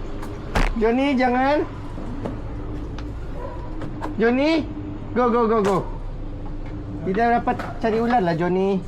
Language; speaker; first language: Malay; native; Malay